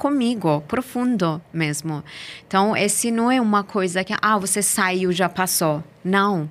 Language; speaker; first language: Portuguese; non-native, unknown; Persian